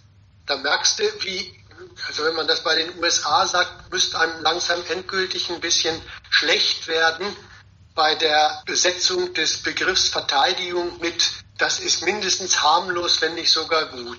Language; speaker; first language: German; native; German